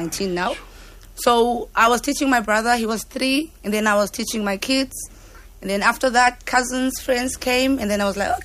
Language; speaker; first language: English; non-native, local second language; Xhosa